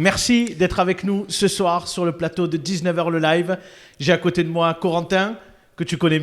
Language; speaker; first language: French; native; French